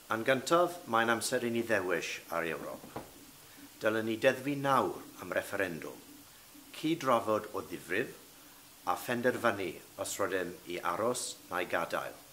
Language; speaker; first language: Welsh; non-native, local second language; English